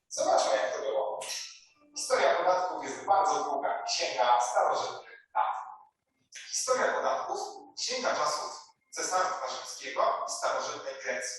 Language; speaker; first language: Polish; native; Polish